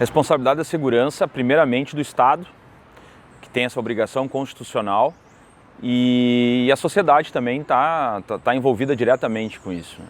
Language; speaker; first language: Portuguese; native; Portuguese